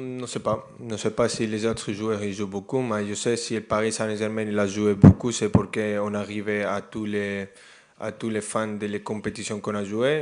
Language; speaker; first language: French; non-native, fluent; Spanish